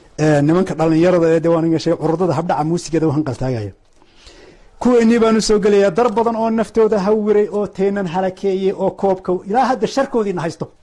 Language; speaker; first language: Somali; native; Somali